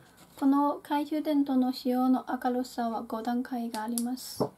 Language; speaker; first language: Japanese; non-native, fluent; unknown